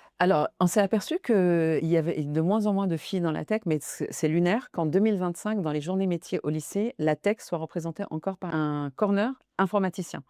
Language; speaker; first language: French; early bilingual, other home language; Arabic